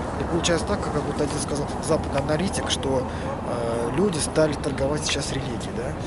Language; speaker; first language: Russian; native; Russian